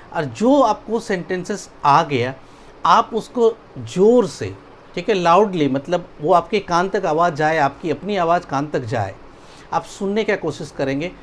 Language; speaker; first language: Hindi; native; Hindi